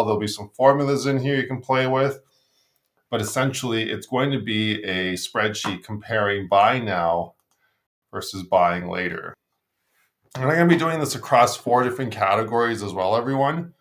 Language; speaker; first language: English; native; English